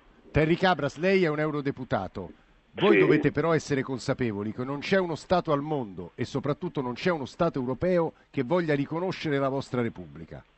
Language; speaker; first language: Italian; native; Italian